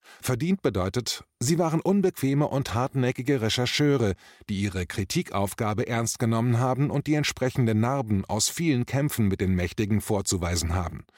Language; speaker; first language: German; native; German